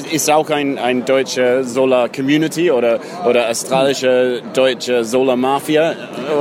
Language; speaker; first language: German; non-native, learner; English